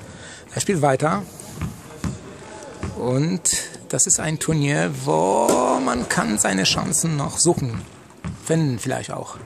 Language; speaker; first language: German; non-native, fluent; Polish